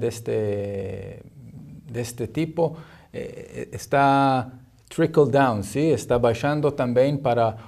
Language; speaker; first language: Portuguese; non-native, learner; Hebrew